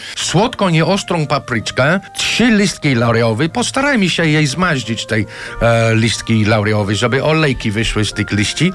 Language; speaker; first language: Polish; non-native, fluent; English